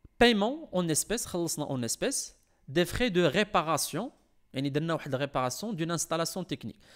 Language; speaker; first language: French; non-native, local second language; Arabic